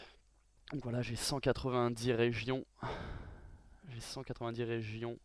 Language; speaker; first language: French; native; French